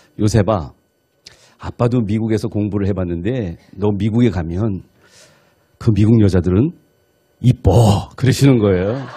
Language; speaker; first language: Korean; native; Korean